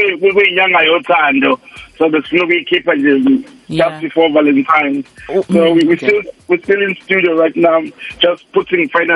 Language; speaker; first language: English; non-native, local second language; Zulu